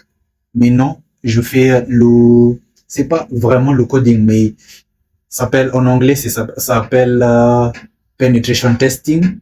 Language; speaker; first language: French; non-native, learner; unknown